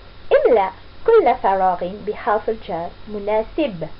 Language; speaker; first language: Arabic; non-native, fluent; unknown